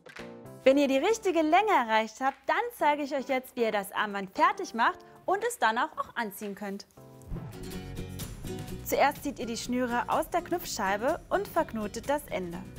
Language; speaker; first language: German; native; German